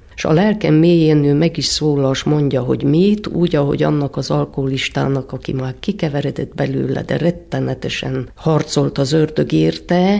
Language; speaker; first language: Hungarian; native; Hungarian